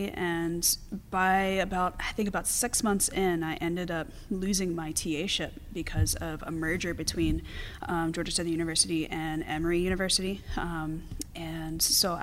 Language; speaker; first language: English; native; English